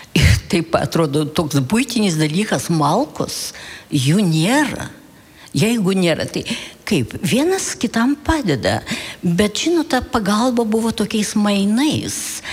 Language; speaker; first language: Lithuanian; early bilingual, heritage; Lithuanian